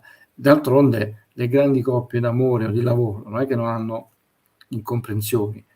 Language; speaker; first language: Italian; native; Italian